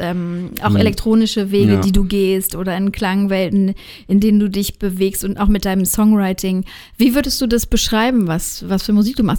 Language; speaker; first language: German; native; German